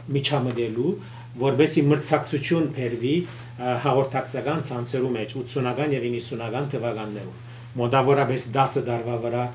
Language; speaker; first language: Armenian; early bilingual, heritage; Armenian